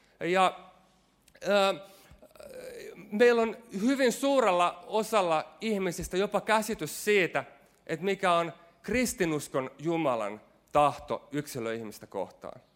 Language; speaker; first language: Finnish; native; Finnish